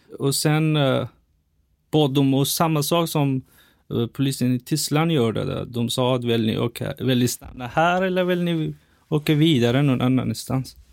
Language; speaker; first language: Swedish; non-native, fluent; Persian